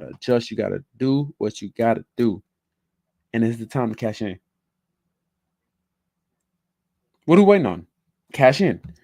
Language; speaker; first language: English; native; English